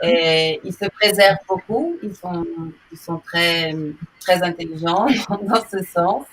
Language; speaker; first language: French; non-native, fluent; Portuguese